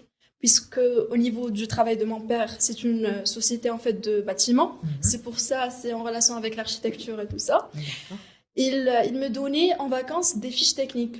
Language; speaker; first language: French; non-native, local second language; Arabic